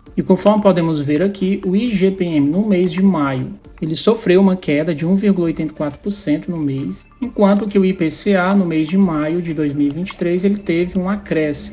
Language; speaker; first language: Portuguese; native; Portuguese